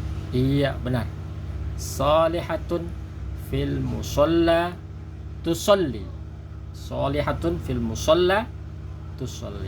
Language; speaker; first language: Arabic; non-native, fluent; Indonesian